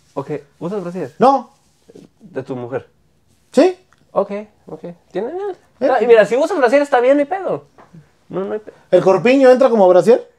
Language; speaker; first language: Spanish; native; Spanish